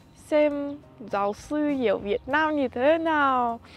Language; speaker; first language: Vietnamese; non-native, fluent; Russian